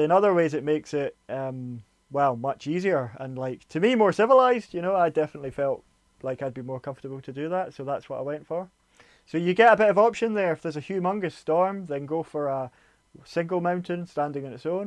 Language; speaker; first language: English; native; English